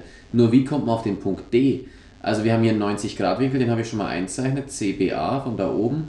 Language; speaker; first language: German; native; German